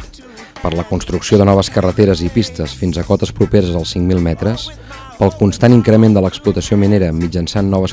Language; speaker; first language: Catalan; native; Catalan